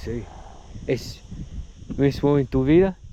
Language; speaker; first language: Spanish; non-native, learner; English